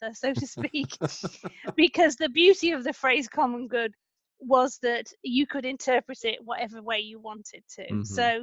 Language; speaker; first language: English; native; English